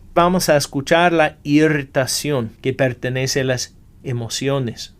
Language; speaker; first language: Spanish; non-native, fluent; English